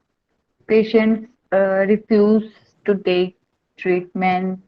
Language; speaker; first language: English; non-native, learner; Hindi